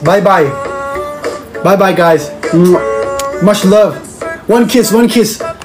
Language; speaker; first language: English; non-native, learner; Thai